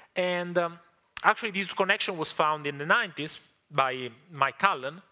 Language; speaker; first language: English; non-native, fluent; Italian